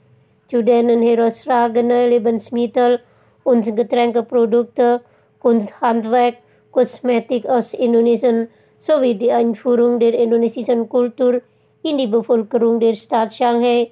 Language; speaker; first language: German; non-native, fluent; Indonesian